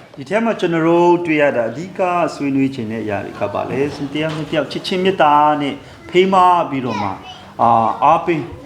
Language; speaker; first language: Burmese; non-native, local second language; Hakha Chin